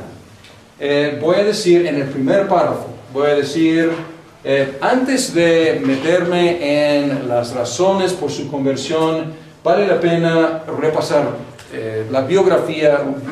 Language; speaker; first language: Spanish; non-native, fluent; English